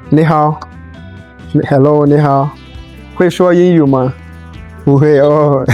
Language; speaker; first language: Chinese; non-native, fluent; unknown